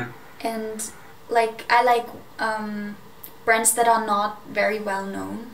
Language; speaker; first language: English; non-native, fluent; German